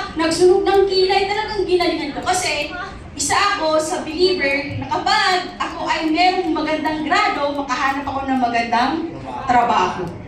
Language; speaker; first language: Filipino; non-native, local second language; Masbatenyo